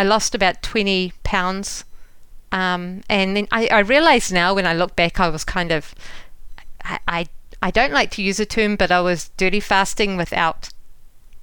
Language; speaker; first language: English; native; English